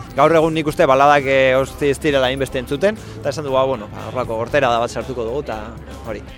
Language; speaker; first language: Basque; native; Basque